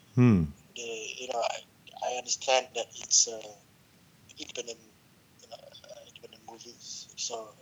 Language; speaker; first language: English; non-native, local second language; Malay